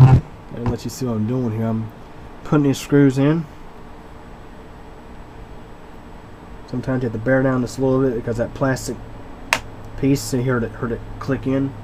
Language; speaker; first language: English; native; English